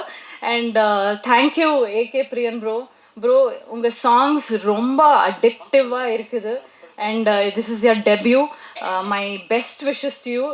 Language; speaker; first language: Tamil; non-native, local second language; Kannada